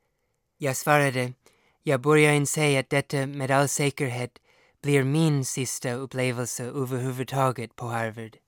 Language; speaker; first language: Swedish; non-native, fluent; English